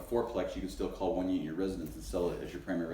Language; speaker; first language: English; native; English